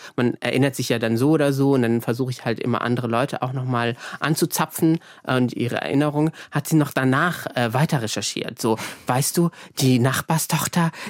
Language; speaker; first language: German; early bilingual, other home language; Arabic